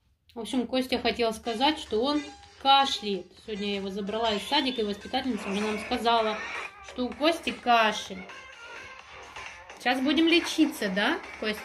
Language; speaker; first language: Russian; native; Russian